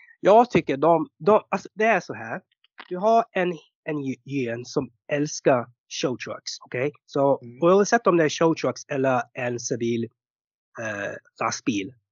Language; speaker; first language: Swedish; non-native, fluent; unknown